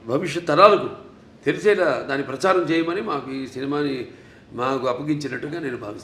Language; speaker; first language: Telugu; native; Telugu